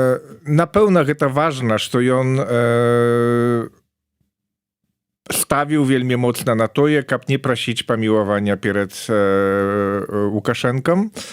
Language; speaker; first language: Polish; non-native, learner; Belarusian